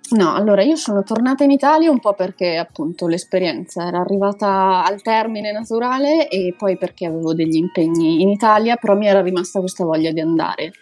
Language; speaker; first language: Italian; native; Italian